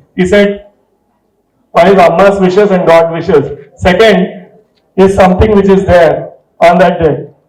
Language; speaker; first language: English; non-native, local second language; Telugu